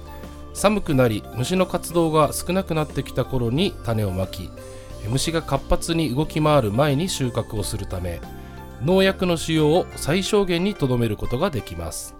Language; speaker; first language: Japanese; native; Japanese